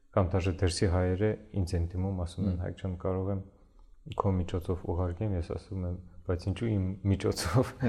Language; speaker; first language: Armenian; early bilingual, heritage; Armenian